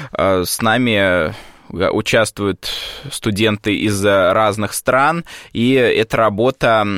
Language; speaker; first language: Russian; native; Russian